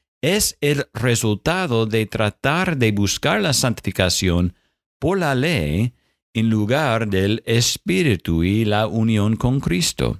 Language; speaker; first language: Spanish; non-native, fluent; English